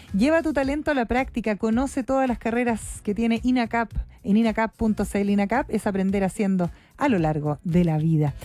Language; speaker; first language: Spanish; native; Spanish